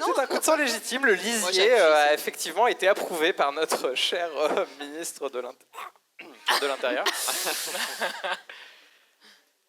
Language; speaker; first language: French; native; French